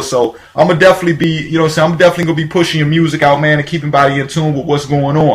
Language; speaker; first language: English; native; English